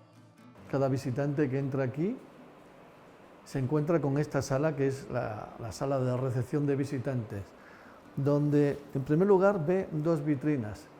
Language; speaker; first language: Spanish; native; Spanish